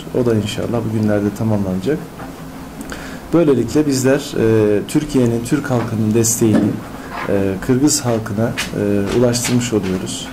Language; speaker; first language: Turkish; native; Turkish